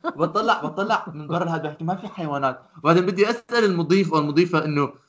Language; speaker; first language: Arabic; native; Arabic